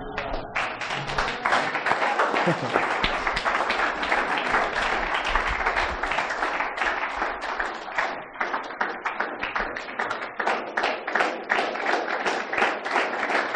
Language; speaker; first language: English; non-native, local second language; Akan